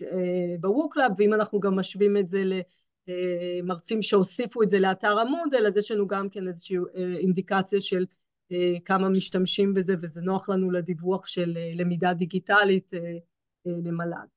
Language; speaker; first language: Hebrew; native; Hebrew